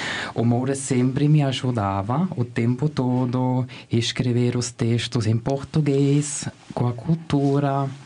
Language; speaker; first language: Portuguese; non-native, fluent; German